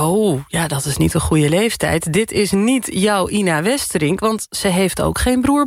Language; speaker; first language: Dutch; native; Dutch